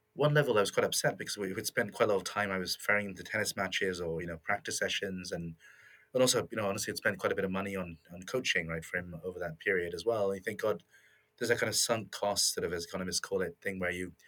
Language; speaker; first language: English; native; English